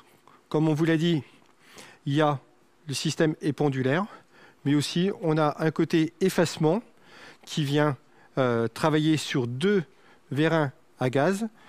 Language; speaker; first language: French; native; French